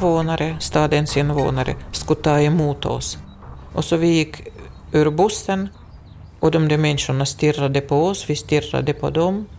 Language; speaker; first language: Swedish; non-native, fluent; Russian